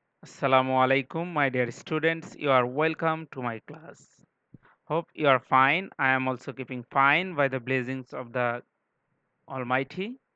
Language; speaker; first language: English; non-native, local second language; Bangla